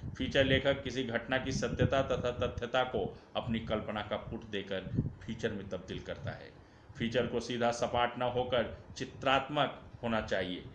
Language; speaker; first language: Hindi; native; Hindi